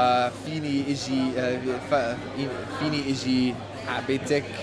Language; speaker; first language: Arabic; non-native, learner; English